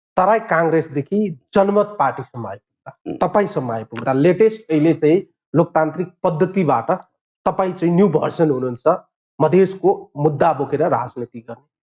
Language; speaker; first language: Nepali; non-native, local second language; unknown